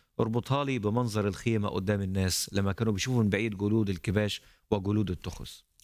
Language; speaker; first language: Arabic; native; Arabic